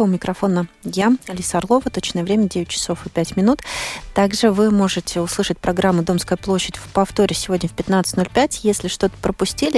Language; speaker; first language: Russian; native; Russian